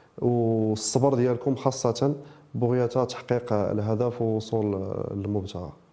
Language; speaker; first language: Arabic; native; Arabic